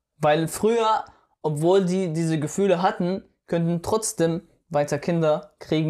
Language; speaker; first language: German; non-native, fluent; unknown